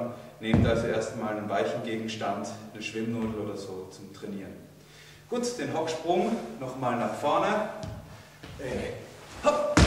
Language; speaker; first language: German; native; German